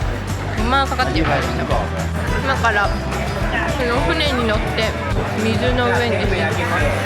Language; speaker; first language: Japanese; native; Japanese